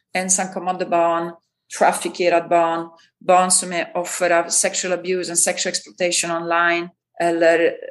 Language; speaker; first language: Swedish; non-native, fluent; Italian